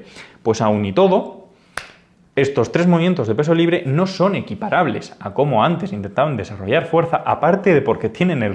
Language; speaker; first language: Spanish; native; Spanish